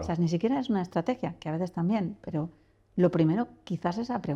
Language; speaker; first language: Spanish; native; Spanish